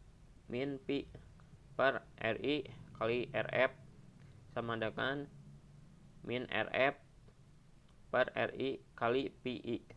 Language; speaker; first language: Indonesian; native; Indonesian